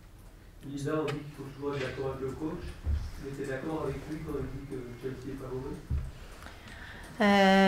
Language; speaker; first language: French; native; French